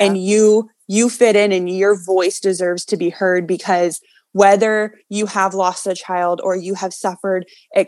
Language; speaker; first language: English; native; English